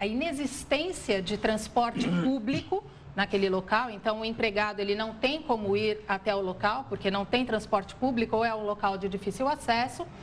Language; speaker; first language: Portuguese; native; Portuguese